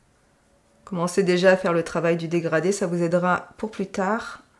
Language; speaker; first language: French; native; French